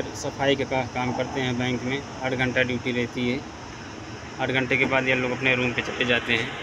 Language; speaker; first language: Hindi; native; Hindi